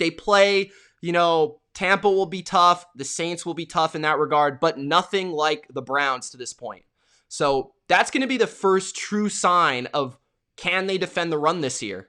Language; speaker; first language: English; native; English